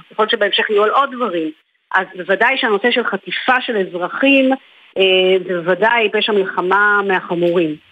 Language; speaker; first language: Hebrew; native; Hebrew